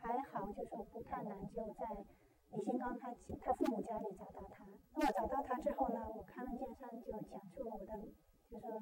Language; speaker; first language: Chinese; native; Chinese